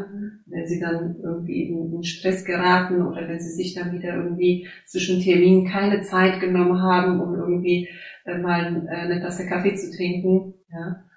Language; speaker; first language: German; early bilingual, heritage; German